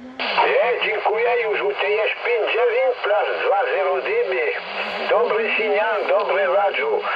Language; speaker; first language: Polish; non-native, learner; French